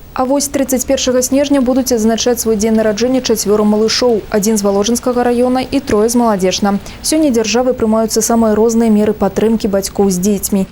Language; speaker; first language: Belarusian; native; Belarusian